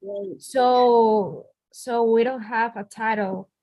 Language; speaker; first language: English; non-native, learner; Spanish